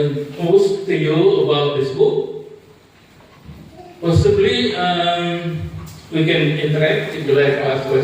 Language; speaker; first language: English; non-native, fluent; Indonesian